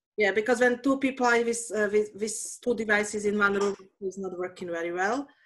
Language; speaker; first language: English; non-native, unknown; Slovak